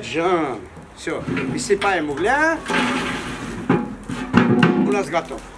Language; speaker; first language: Russian; non-native, fluent; Armenian